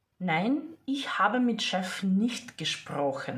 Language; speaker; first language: German; non-native, fluent; Ukrainian